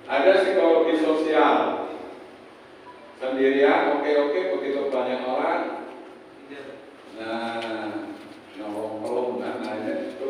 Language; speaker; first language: Indonesian; non-native, local second language; Javanese